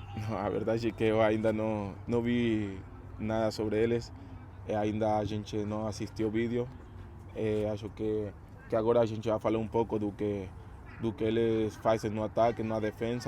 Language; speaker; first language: Portuguese; non-native, fluent; Spanish